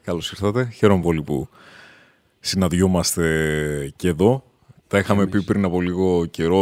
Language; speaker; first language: Greek; native; Greek